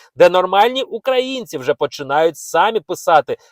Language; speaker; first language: Ukrainian; native; Ukrainian